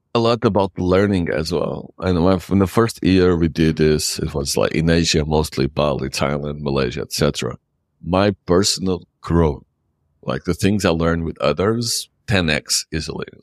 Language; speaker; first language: English; non-native, fluent; Portuguese